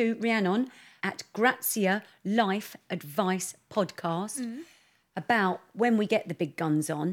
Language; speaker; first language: English; native; English